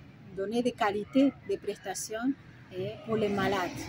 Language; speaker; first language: French; non-native, fluent; Spanish